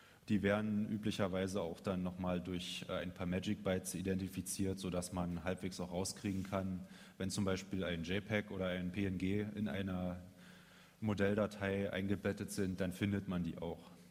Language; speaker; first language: German; native; German